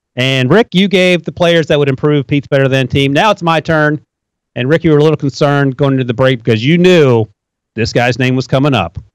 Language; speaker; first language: English; native; English